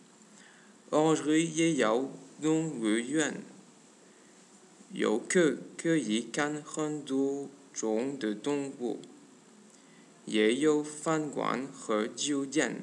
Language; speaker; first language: Chinese; non-native, learner; French